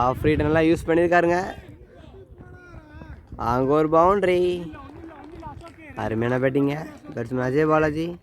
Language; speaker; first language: Tamil; native; Tamil